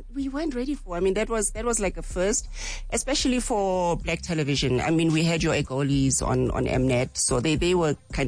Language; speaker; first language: English; non-native, local second language; Tswana